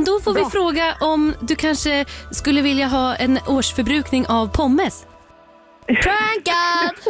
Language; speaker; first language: Swedish; native; Swedish